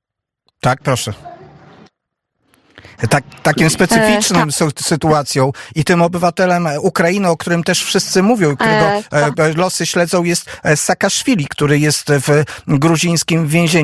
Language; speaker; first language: Polish; native; Polish